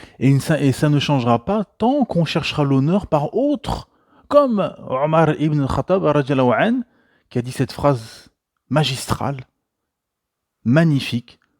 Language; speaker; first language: French; native; French